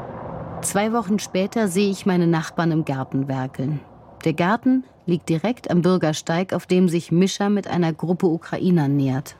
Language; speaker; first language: German; native; German